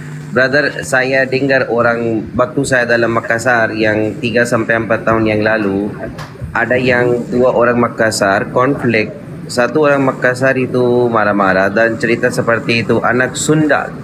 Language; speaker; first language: Indonesian; non-native, learner; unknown